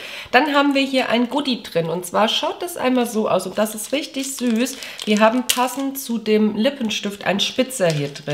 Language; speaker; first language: German; native; German